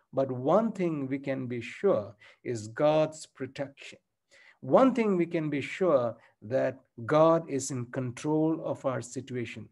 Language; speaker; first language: English; non-native, local second language; Malayalam